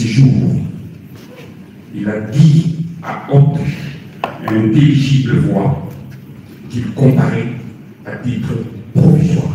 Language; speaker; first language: French; non-native, local second language; Lingala